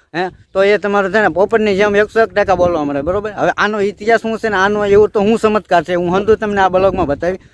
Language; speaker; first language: Gujarati; native; Gujarati